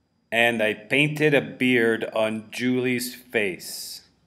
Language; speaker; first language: English; native; English